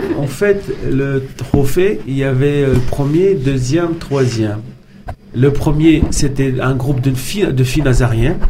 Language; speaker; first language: French; non-native, local second language; Arabic